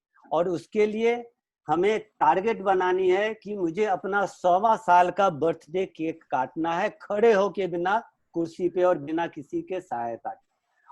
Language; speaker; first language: Hindi; native; Hindi